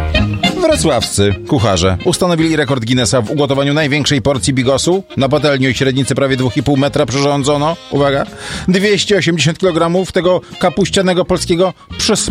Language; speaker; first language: Polish; native; Polish